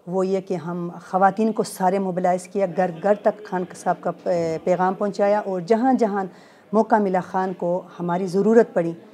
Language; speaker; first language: Urdu; non-native, local second language; Khowar